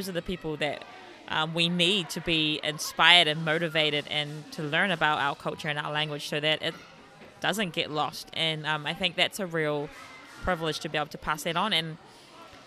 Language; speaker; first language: English; native; English